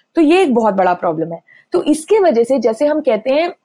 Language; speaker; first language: Hindi; native; Hindi